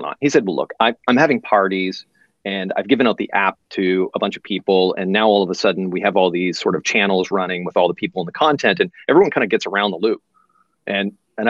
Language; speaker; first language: English; native; English